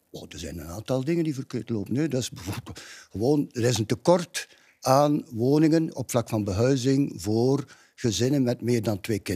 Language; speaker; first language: Dutch; native; Dutch